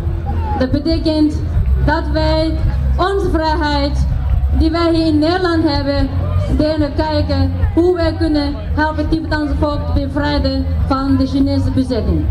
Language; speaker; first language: Dutch; non-native, fluent; Tibetan